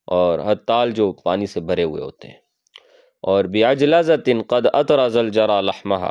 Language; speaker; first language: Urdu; non-native, local second language; Punjabi